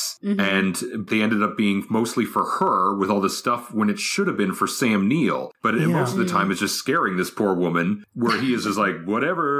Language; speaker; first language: English; native; English